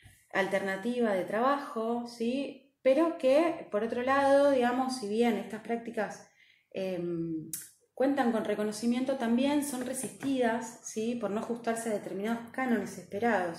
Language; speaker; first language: Spanish; native; Spanish